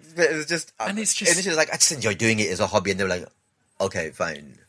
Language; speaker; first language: English; native; English